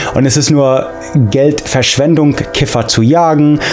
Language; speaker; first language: German; non-native, fluent; English